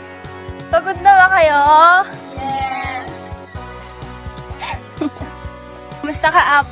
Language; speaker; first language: Filipino; native; Filipino